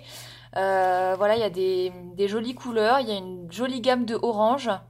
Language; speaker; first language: French; native; French